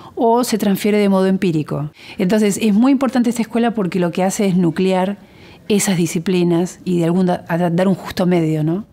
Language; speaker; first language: Spanish; native; Spanish